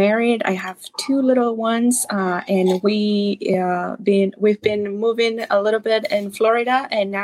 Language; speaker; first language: English; non-native, fluent; Spanish